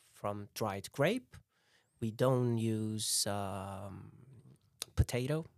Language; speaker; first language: English; non-native, fluent; Persian